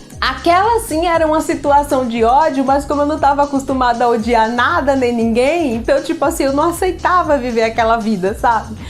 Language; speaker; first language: Portuguese; native; Portuguese